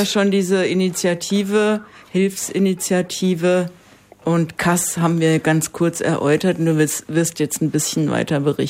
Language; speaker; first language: German; native; German